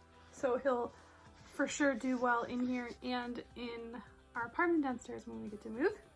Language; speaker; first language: English; native; English